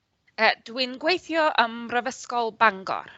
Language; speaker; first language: Welsh; non-native, learner; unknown